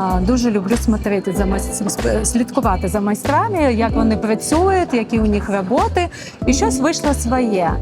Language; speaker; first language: Ukrainian; non-native, local second language; Russian